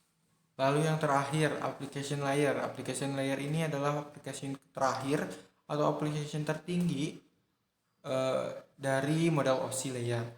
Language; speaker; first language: Indonesian; native; Indonesian